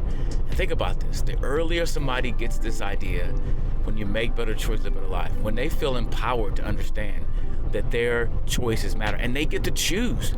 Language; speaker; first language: English; native; English